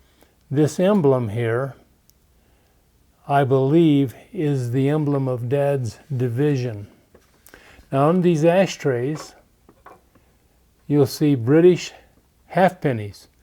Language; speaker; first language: English; native; English